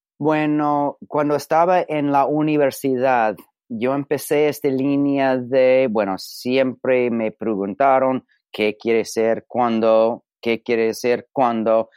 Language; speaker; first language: Spanish; non-native, learner; English